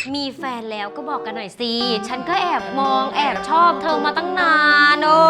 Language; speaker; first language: Thai; native; Thai